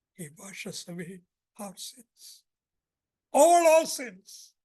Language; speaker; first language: English; non-native, local second language; Hindi